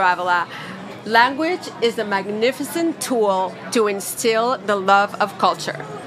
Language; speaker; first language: English; non-native, local second language; Spanish